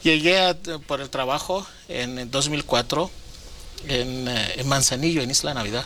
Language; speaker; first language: Spanish; non-native, fluent; Greek